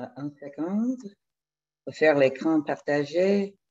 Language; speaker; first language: French; non-native, fluent; English